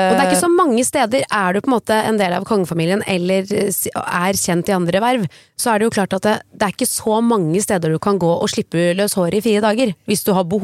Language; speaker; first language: Norwegian; native; Norwegian